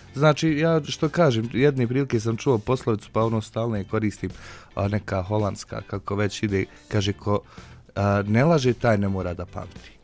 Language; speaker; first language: Bosnian; native; Bosnian